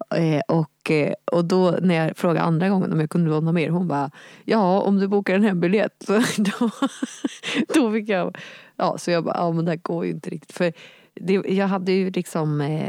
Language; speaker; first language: Swedish; native; Swedish